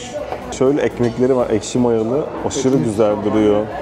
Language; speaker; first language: Turkish; native; Turkish